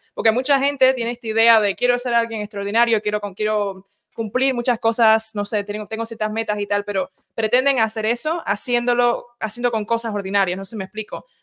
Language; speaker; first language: Spanish; early bilingual, heritage; Spanish